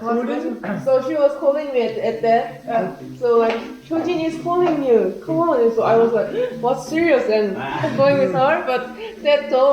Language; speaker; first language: English; non-native, learner; Korean